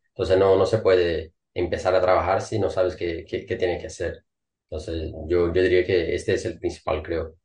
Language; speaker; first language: Spanish; non-native, fluent; Portuguese